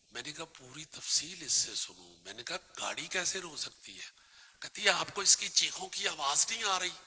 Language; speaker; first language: Urdu; non-native, local second language; Punjabi